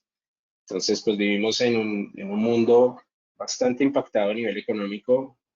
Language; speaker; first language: Spanish; native; Spanish